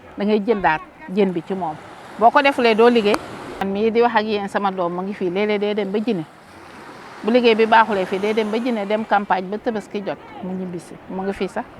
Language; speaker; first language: Wolof; non-native, local second language; Jola-Fonyi